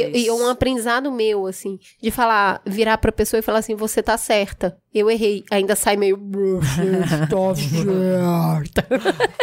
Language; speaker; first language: Portuguese; native; Portuguese